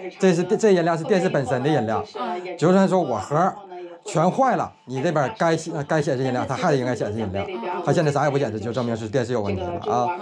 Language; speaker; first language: Chinese; native; Chinese